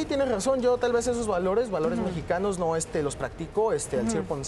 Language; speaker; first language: Spanish; native; Spanish